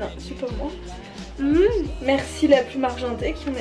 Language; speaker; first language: French; native; French